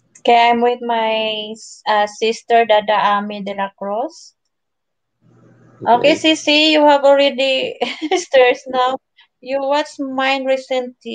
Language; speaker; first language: English; non-native, learner; Filipino